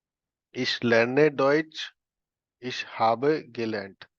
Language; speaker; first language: German; non-native, fluent; Hindi